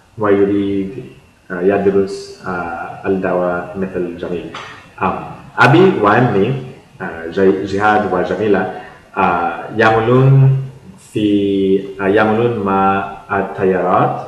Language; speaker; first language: Arabic; non-native, learner; English